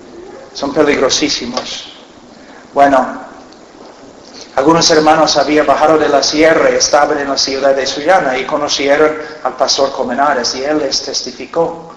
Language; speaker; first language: Spanish; non-native, fluent; English